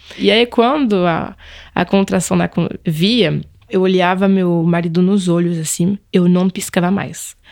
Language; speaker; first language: Portuguese; non-native, fluent; French